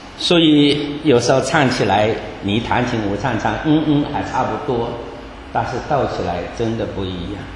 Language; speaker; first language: Chinese; native; Chinese